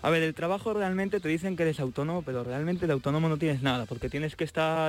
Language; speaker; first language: Spanish; native; Spanish